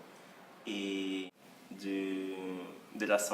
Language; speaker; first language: French; non-native, local second language; Haitian Creole